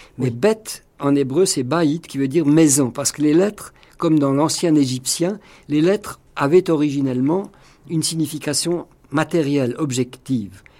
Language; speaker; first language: French; native; French